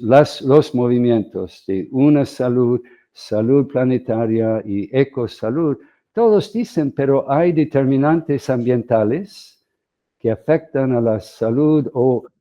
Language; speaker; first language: Spanish; non-native, fluent; English